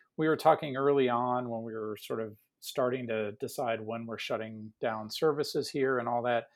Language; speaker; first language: English; native; English